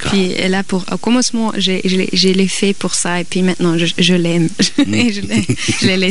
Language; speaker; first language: French; non-native, local second language; German